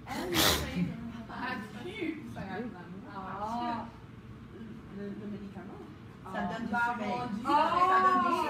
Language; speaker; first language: French; non-native, learner; English